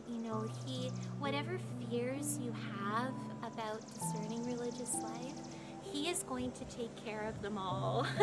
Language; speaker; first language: English; native; English